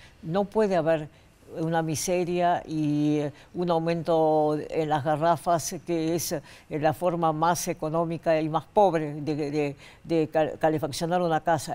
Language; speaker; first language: Spanish; native; Spanish